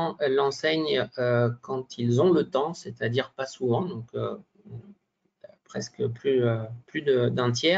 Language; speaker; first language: French; native; French